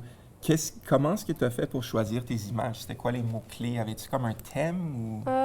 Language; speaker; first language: French; native; French